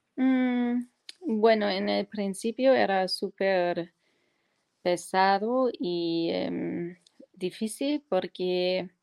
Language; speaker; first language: Spanish; non-native, fluent; German